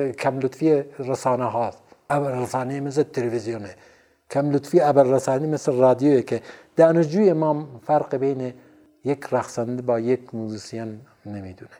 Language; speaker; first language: Persian; non-native, local second language; Central Kurdish